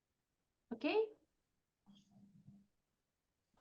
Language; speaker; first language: English; non-native, fluent; Russian